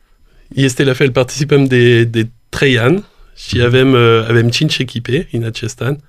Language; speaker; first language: Romanian; non-native, learner; French